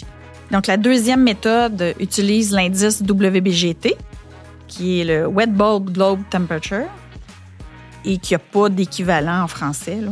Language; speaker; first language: French; native; French